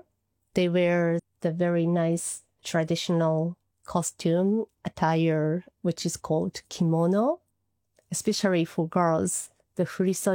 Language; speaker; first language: English; non-native, fluent; Japanese